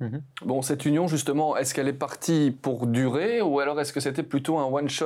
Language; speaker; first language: French; native; French